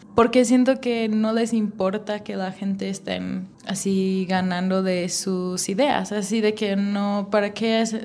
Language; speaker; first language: Spanish; non-native, fluent; English